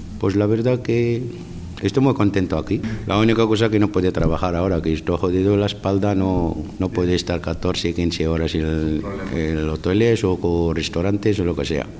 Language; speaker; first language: Spanish; non-native, fluent; Arabic